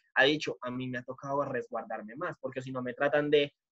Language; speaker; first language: Spanish; native; Spanish